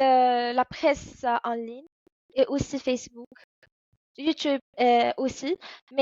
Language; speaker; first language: French; non-native, fluent; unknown